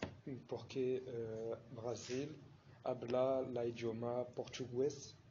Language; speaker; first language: Spanish; non-native, learner; French